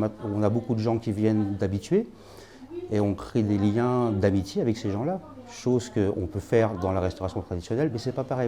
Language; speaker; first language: French; native; French